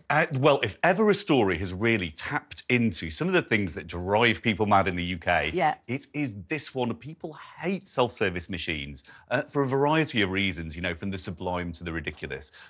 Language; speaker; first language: English; native; English